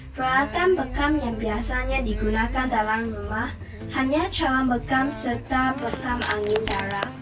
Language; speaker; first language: Malay; non-native, local second language; Chinese